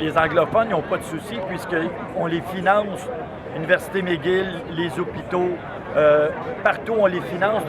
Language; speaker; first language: French; native; French